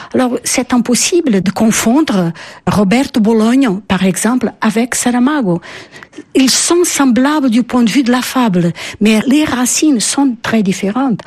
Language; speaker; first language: French; non-native, fluent; Portuguese